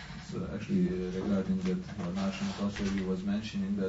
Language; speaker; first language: English; non-native, fluent; Lithuanian